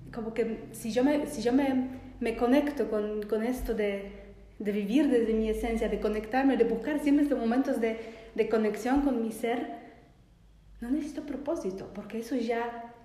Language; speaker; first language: Spanish; non-native, fluent; Polish